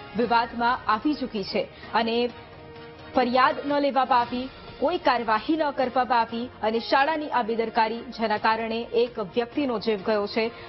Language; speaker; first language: Gujarati; native; Gujarati